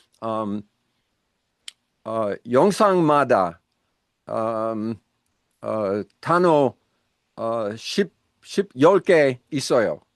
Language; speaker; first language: Korean; non-native, learner; English